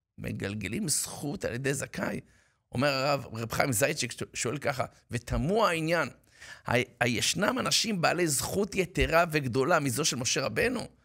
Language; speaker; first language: Hebrew; native; Hebrew